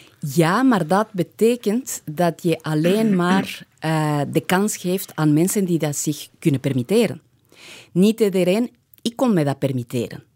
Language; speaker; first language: Dutch; non-native, fluent; Spanish